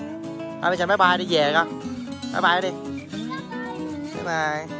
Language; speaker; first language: Vietnamese; native; Vietnamese